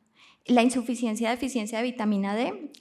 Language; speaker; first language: Spanish; native; Spanish